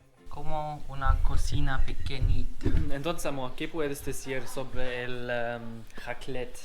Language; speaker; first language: Spanish; non-native, learner; German